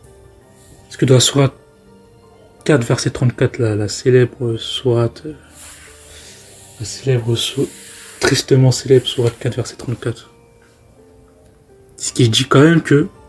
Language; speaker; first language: French; native; French